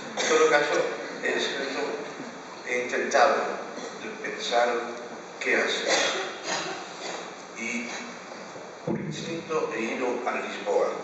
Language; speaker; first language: Spanish; non-native, fluent; Dutch